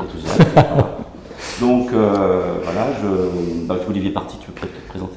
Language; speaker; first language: French; native; French